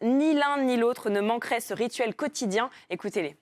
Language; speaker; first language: French; native; French